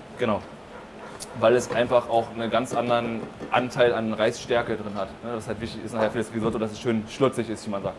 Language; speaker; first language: German; native; German